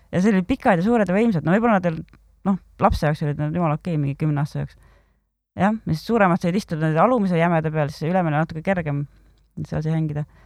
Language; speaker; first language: Estonian; native; Estonian